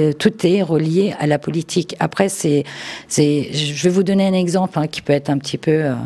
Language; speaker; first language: French; early bilingual, other home language; Turkish